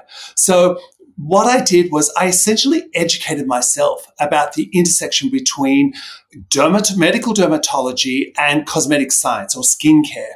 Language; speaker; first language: English; native; English